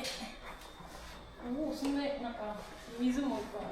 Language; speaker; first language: Korean; non-native, fluent; Japanese